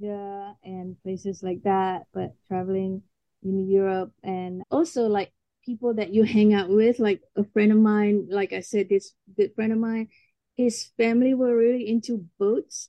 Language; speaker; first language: English; non-native, local second language; Malay